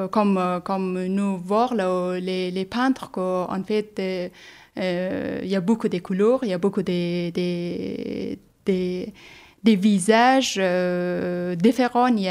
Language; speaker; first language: French; non-native, learner; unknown